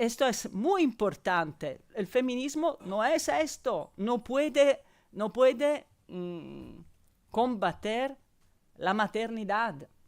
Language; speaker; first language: Spanish; non-native, fluent; Italian